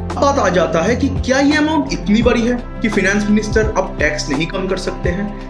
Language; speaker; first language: Hindi; non-native, local second language; Bangla